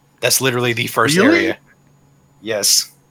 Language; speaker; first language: English; native; English